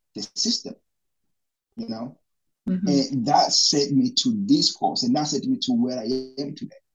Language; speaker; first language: English; non-native, local second language; Rundi